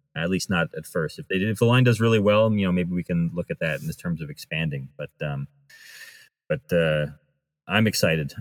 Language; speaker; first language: English; native; English